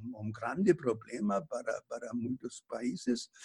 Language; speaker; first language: Portuguese; non-native, fluent; German